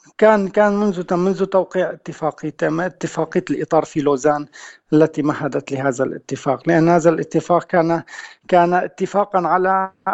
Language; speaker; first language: Arabic; native; Arabic